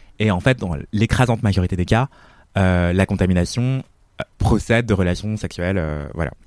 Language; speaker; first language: French; native; French